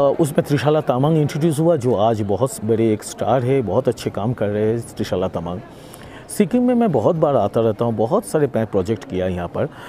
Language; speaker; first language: Hindi; non-native, local second language; Bangla